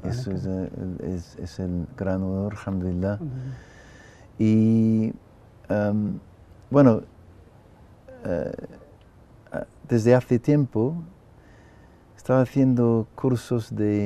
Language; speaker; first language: Spanish; non-native, fluent; English